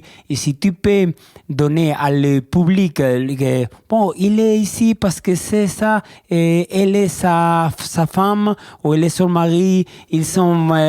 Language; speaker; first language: French; non-native, learner; Spanish